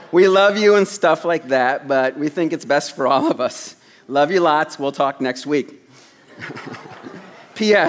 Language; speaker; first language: English; native; English